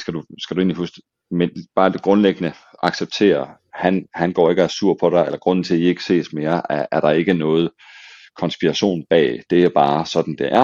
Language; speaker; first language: Danish; native; Danish